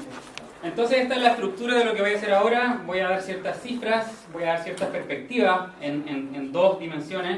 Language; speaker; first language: Spanish; native; Spanish